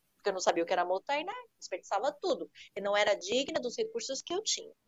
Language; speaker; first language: Portuguese; native; Portuguese